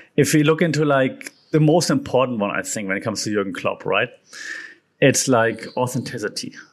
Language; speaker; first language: English; non-native, fluent; German